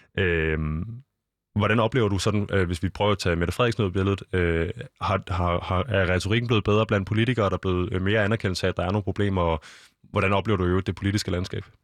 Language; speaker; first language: Danish; native; Danish